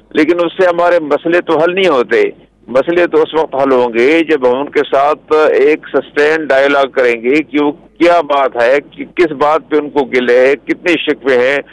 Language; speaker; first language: Urdu; non-native, local second language; Pashto